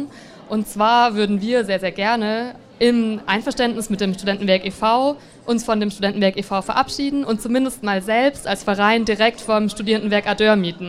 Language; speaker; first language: German; native; German